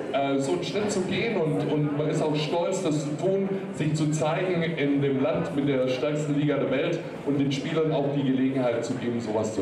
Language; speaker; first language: German; native; German